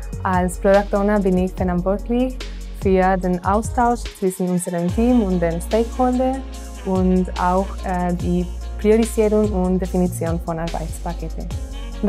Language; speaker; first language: German; non-native, fluent; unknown